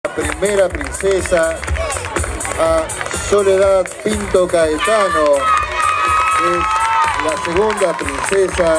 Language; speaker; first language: Spanish; native; Spanish